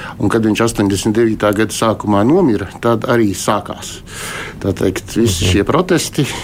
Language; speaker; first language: Latvian; native; Latvian